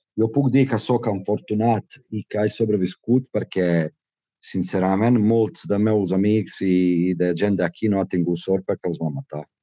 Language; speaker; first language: Catalan; non-native, fluent; Bosnian